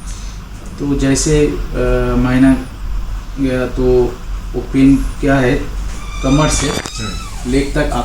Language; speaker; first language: Hindi; non-native, local second language; Bangla